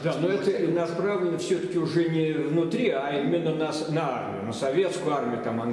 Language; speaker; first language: Russian; native; Russian